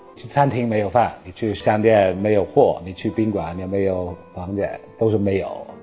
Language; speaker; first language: Chinese; non-native, fluent; English